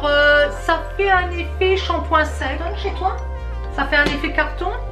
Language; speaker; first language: French; native; French